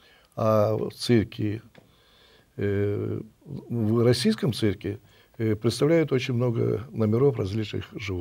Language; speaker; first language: Russian; native; Russian